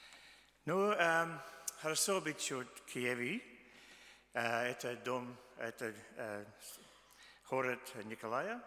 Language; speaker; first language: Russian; early bilingual, heritage; Russian